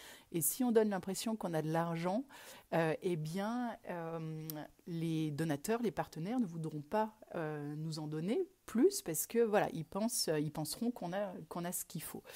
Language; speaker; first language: French; native; French